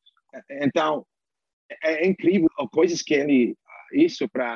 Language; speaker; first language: Portuguese; non-native, learner; English